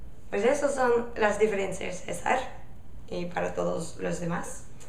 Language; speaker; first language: Spanish; non-native, fluent; English